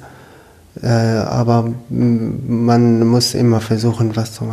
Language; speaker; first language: German; non-native, learner; Arabic